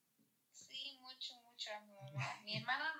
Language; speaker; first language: Spanish; early bilingual, heritage; English